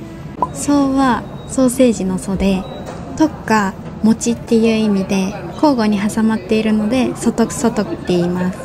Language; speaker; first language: Japanese; native; Japanese